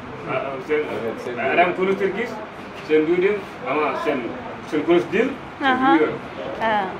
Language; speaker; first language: Turkish; non-native, learner; French